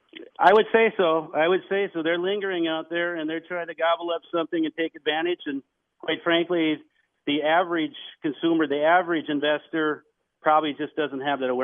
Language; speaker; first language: English; native; English